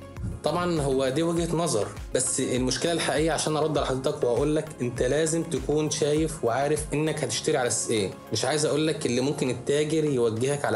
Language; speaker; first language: Arabic; native; Arabic